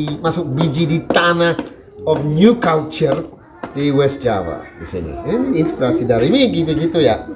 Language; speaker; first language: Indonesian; non-native, fluent; English